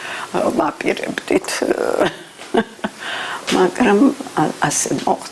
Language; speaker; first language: Georgian; early bilingual, heritage; Georgian